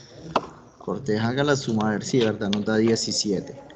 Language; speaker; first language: Spanish; native; Spanish